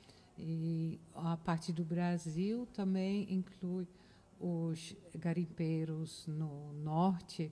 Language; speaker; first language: Portuguese; non-native, fluent; Dutch